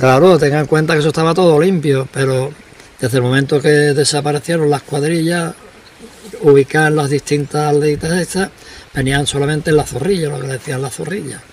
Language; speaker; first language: Spanish; native; Spanish